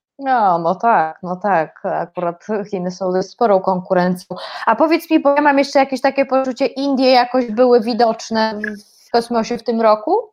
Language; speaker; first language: Polish; native; Polish